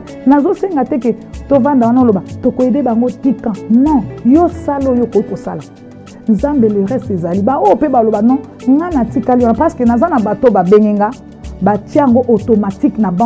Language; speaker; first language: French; non-native, local second language; Lingala